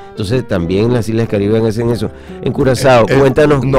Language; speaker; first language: Spanish; native; Spanish